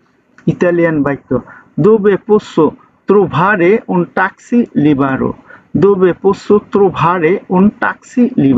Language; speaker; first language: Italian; non-native, learner; Bangla